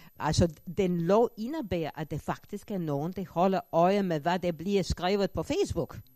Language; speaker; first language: Danish; non-native, fluent; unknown